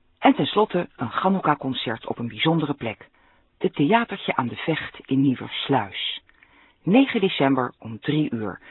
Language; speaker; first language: Dutch; native; Dutch